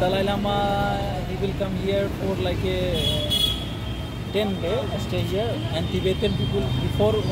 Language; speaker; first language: English; non-native, learner; Hindi